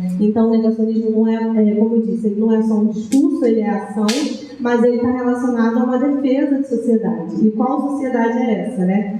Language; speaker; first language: Portuguese; native; Portuguese